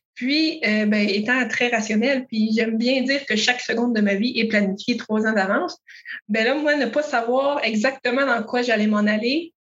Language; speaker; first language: French; native; French